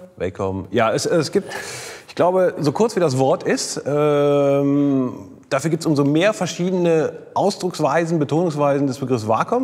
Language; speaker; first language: German; native; German